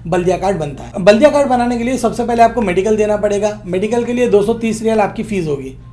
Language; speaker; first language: Hindi; non-native, local second language; Urdu